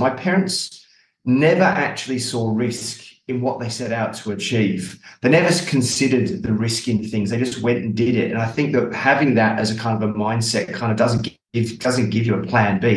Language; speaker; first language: English; native; English